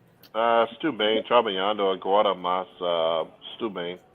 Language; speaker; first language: Portuguese; non-native, learner; English